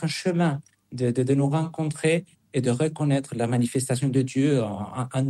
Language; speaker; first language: French; non-native, fluent; Spanish